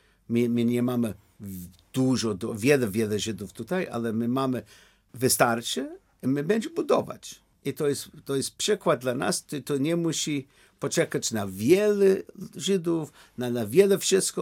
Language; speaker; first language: Polish; non-native, learner; English